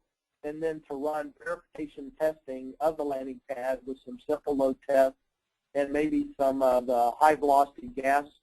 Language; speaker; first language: English; native; English